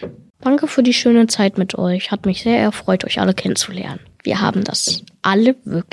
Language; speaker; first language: German; native; German